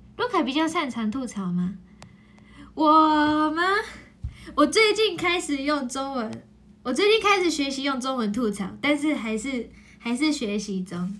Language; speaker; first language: Chinese; non-native, fluent; Japanese